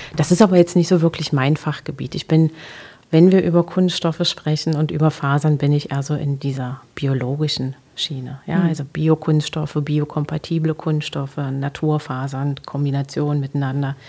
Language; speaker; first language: German; native; German